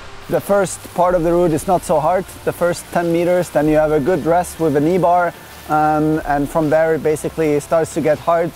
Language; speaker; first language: English; non-native, fluent; German